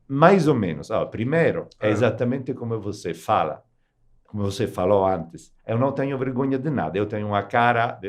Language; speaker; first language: Portuguese; non-native, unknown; Italian